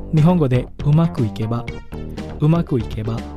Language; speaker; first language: Japanese; non-native, fluent; Indonesian